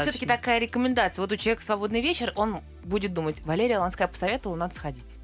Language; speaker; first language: Russian; native; Russian